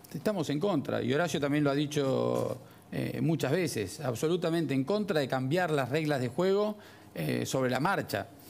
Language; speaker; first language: Spanish; native; Spanish